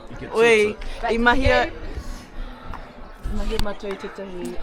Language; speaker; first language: Māori; non-native, learner; English